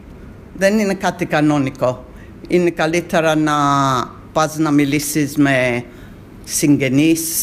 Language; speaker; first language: Greek; early bilingual, heritage; Greek